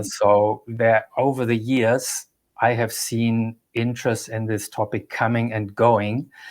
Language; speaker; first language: English; non-native, fluent; German